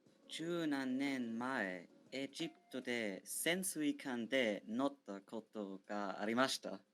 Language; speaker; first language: Japanese; non-native, learner; German